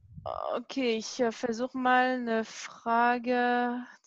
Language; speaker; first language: German; non-native, fluent; French